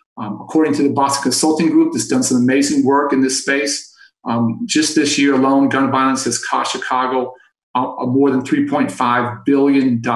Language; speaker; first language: English; native; English